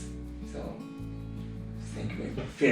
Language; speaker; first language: English; non-native, learner; Japanese